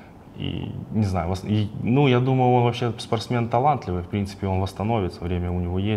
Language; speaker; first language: Russian; native; Russian